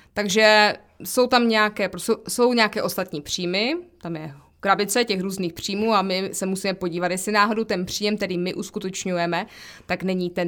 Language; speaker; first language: Czech; native; Czech